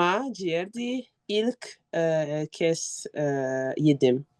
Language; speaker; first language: Turkish; non-native, learner; French